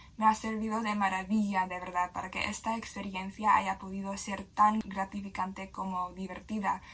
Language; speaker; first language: Spanish; non-native, fluent; English